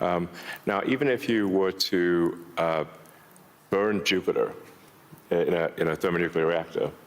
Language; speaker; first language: English; early bilingual, other home language; Afrikaans